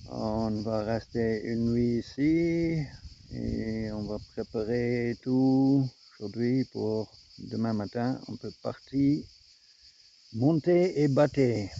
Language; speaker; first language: French; non-native, learner; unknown